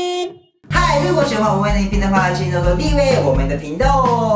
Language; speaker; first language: Chinese; non-native, learner; Japanese